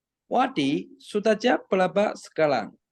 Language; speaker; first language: Indonesian; non-native, learner; Chinese